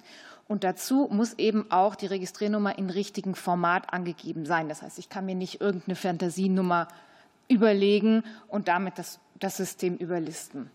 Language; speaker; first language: German; native; German